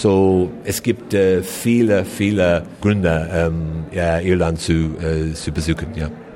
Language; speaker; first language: German; non-native, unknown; English